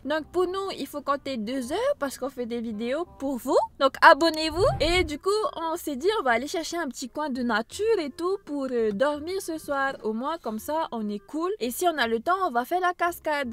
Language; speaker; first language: French; native; French